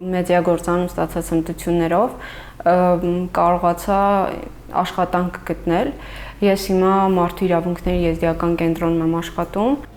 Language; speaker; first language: Armenian; native; Armenian